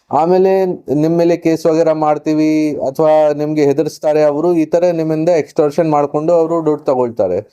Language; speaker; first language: Kannada; non-native, fluent; Hindi